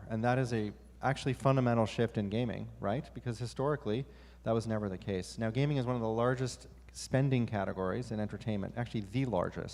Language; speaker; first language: English; native; English